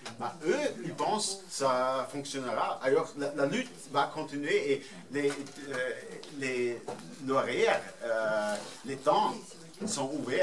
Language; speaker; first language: French; non-native, fluent; German